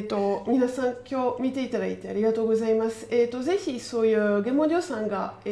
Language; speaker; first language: Japanese; non-native, fluent; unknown